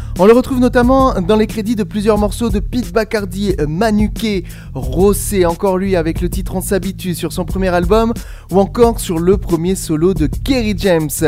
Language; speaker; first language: French; native; French